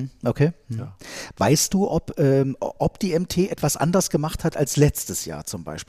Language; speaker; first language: German; native; German